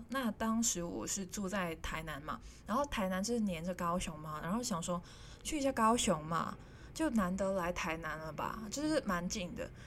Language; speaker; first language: Chinese; non-native, local second language; Cantonese